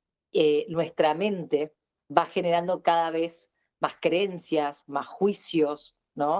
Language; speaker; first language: Spanish; native; Spanish